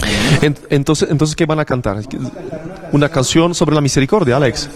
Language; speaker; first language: Spanish; non-native, fluent; Polish